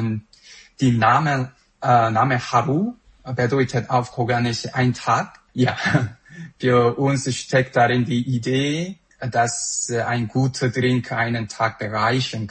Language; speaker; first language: German; non-native, fluent; Korean